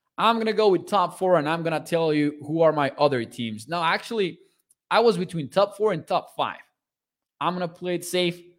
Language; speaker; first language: English; non-native, fluent; Spanish